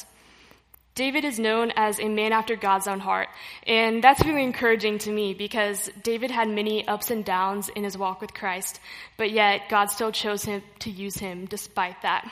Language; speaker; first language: English; native; English